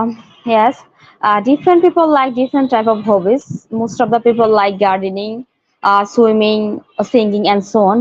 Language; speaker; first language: English; non-native, learner; Bangla